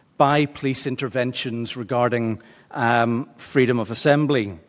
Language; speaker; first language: English; native; English